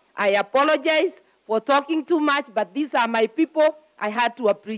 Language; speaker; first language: English; non-native, local second language; Kikuyu